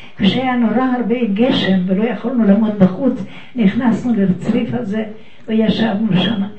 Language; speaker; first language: Hebrew; non-native, fluent; Yiddish